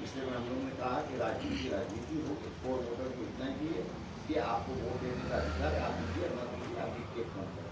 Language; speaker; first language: Hindi; non-native, local second language; Marathi